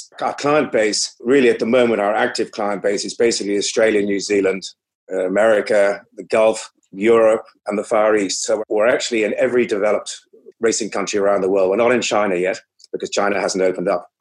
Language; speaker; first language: English; native; English